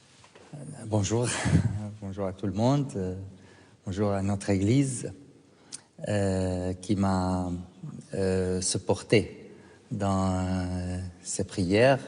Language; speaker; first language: French; non-native, fluent; Arabic